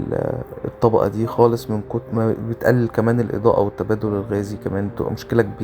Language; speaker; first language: Arabic; native; Arabic